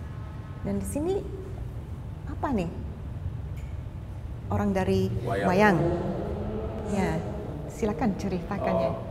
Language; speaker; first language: Indonesian; non-native, fluent; English